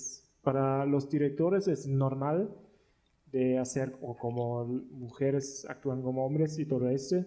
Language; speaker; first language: Spanish; non-native, learner; German